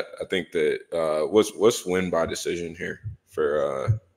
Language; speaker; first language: English; native; English